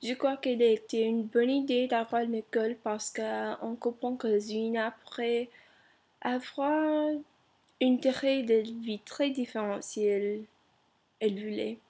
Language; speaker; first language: French; non-native, learner; English